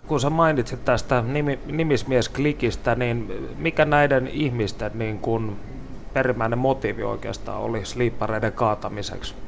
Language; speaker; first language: Finnish; native; Finnish